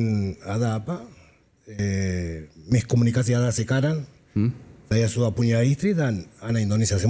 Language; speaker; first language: Indonesian; non-native, fluent; Spanish